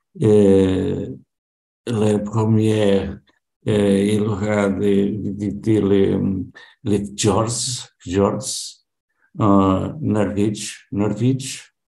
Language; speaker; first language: French; non-native, learner; Portuguese